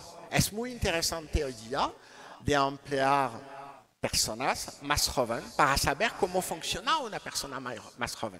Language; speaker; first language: Spanish; non-native, learner; French